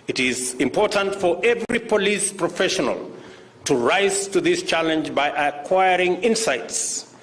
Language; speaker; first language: English; non-native, local second language; Kalenjin